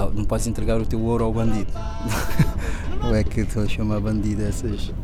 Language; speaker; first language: Portuguese; non-native, local second language; Kabuverdianu